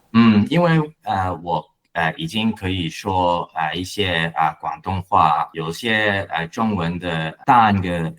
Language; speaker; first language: Chinese; non-native, learner; Cantonese